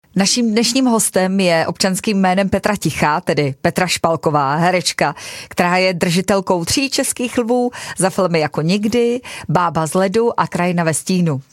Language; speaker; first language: Czech; native; Czech